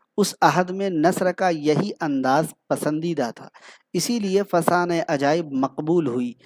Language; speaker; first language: Urdu; native; Urdu